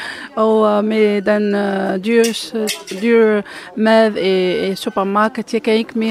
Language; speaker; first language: Danish; non-native, learner; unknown